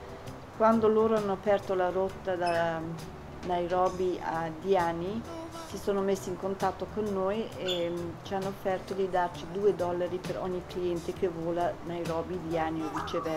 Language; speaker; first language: Italian; early bilingual, heritage; Italian